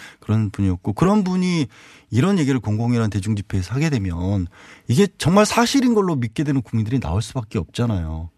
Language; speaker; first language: Korean; native; Korean